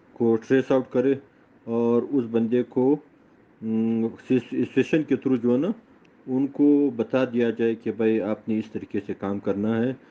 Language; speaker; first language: Urdu; non-native, local second language; Pashto